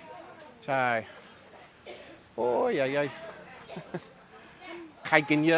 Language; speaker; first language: Thai; non-native, learner; English